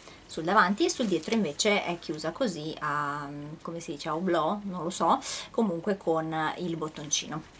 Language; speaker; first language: Italian; native; Italian